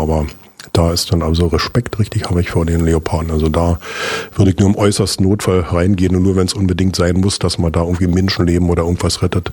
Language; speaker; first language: German; native; German